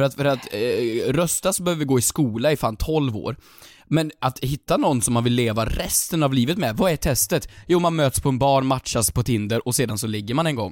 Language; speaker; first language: Swedish; native; Swedish